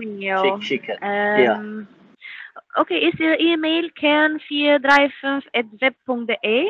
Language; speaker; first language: German; non-native, fluent; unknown